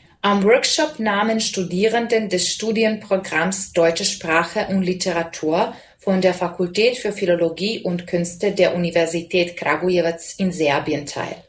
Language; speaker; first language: German; non-native, fluent; Serbian